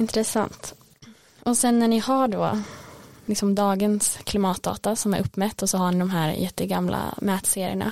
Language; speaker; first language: Swedish; native; Swedish